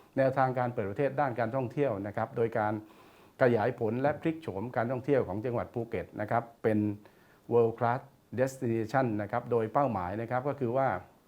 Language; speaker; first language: Thai; native; Thai